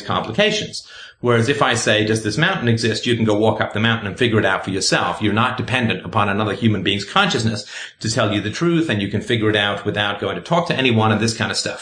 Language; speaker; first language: English; native; English